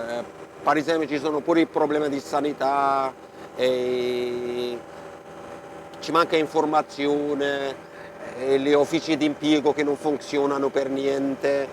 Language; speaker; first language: Italian; non-native, fluent; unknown